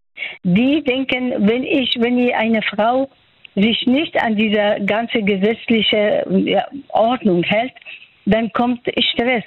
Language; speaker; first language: German; non-native, fluent; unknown